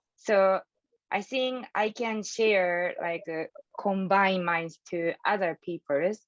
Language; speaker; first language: English; non-native, learner; Japanese